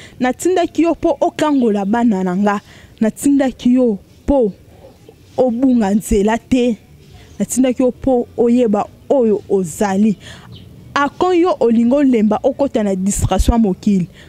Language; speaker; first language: Lingala; native; Lingala